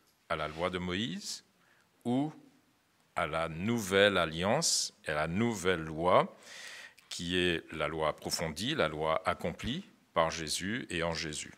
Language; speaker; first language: French; native; French